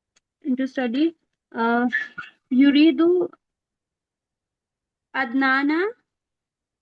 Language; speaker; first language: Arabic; non-native, learner; Urdu